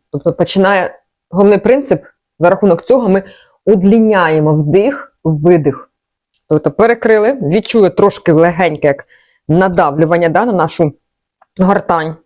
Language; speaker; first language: Ukrainian; non-native, local second language; Russian